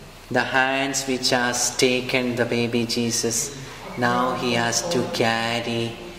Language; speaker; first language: English; non-native, local second language; Malayalam